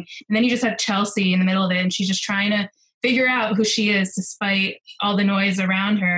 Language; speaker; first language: English; native; English